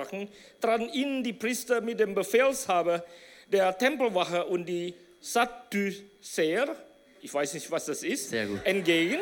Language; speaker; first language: English; non-native, fluent; Indonesian